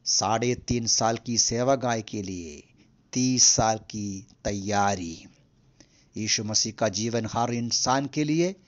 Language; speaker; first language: Hindi; non-native, local second language; Malayalam